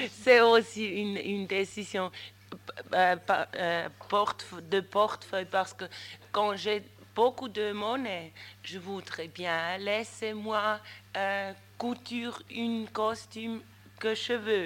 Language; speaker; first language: French; non-native, local second language; German